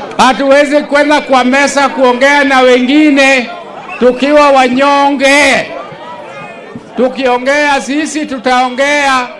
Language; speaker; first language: Swahili; non-native, local second language; Luo (Kenya and Tanzania)